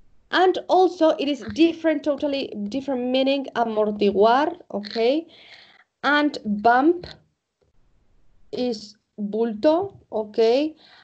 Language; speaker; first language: English; non-native, fluent; Spanish